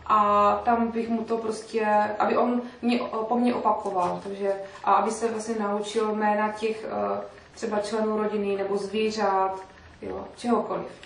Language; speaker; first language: Czech; native; Czech